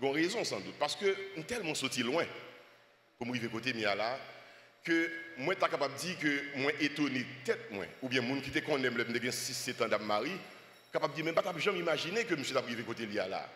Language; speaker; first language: French; non-native, local second language; Haitian Creole